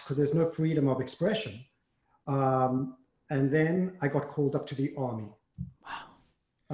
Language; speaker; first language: English; native; English